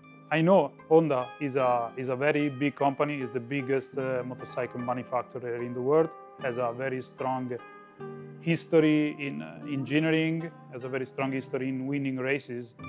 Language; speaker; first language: English; non-native, fluent; Italian